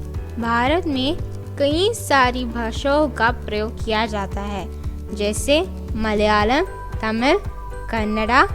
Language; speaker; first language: Hindi; non-native, local second language; Malayalam